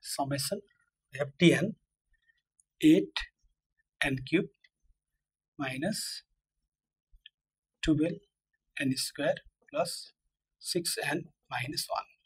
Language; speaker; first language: English; non-native, local second language; Nepali